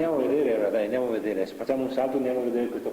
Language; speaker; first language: Italian; native; Italian